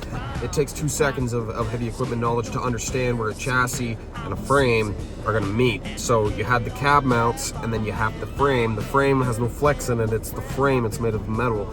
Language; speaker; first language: English; native; English